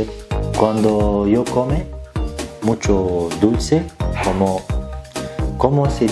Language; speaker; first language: Spanish; non-native, learner; Turkish